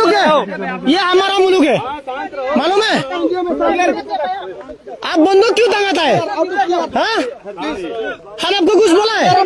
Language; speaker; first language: Hindi; non-native, learner; Bangla